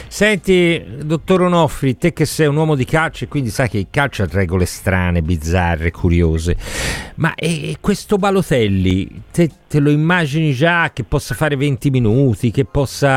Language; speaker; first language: Italian; native; Italian